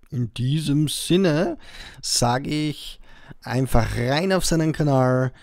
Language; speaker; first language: German; native; German